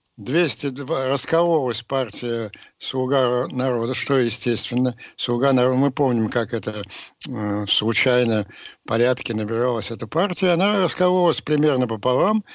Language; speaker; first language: Russian; native; Russian